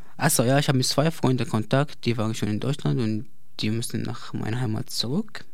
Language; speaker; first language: German; non-native, learner; Arabic